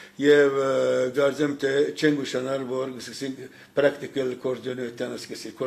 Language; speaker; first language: Armenian; early bilingual, heritage; Armenian